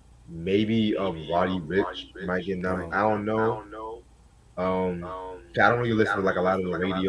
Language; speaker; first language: English; native; English